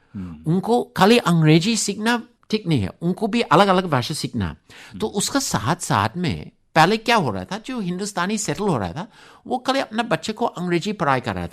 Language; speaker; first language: Hindi; non-native, fluent; English